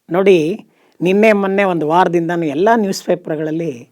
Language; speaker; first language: Kannada; native; Kannada